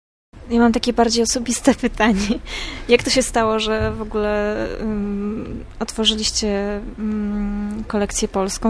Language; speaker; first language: Polish; native; Polish